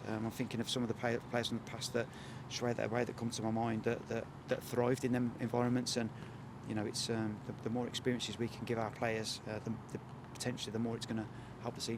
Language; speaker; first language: English; native; English